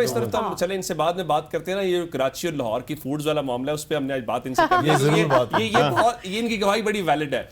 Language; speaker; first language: Urdu; native; Urdu